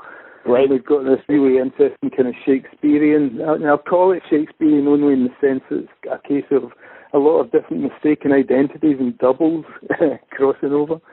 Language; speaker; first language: English; native; English